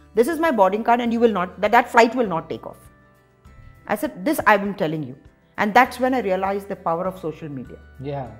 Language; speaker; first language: English; non-native, local second language; Tamil